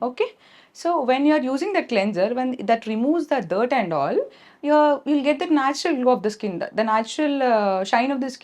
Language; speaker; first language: English; non-native, local second language; Telugu